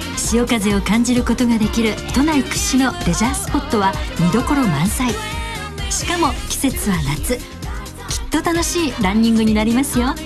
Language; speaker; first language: Japanese; native; Japanese